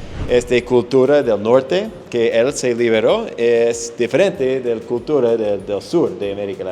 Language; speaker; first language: Spanish; non-native, fluent; English